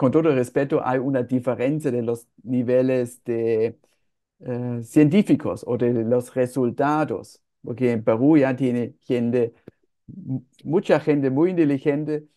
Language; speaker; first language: Spanish; non-native, fluent; German